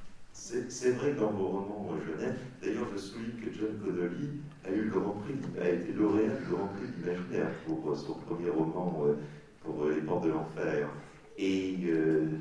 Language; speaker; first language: French; native; French